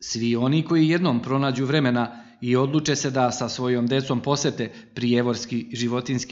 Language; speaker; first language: Serbian; native; Serbian